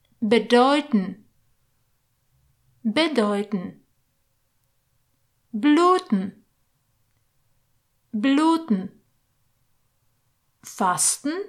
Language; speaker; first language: German; non-native, fluent; Polish